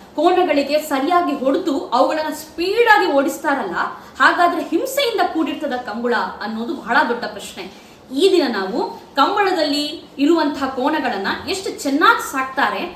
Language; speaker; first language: Kannada; non-native, local second language; Tulu